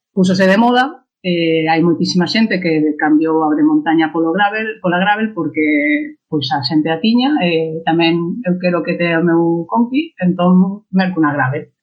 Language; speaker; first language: Galician; non-native, local second language; Spanish